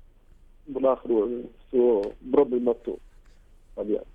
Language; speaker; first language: Greek; non-native, learner; Arabic